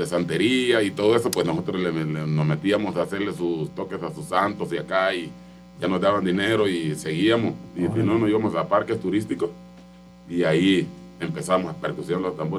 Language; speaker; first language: Spanish; non-native, local second language; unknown